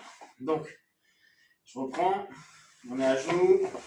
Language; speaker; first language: French; native; French